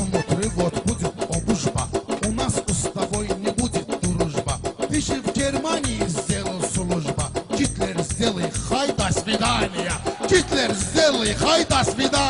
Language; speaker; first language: Russian; non-native, local second language; Azerbaijani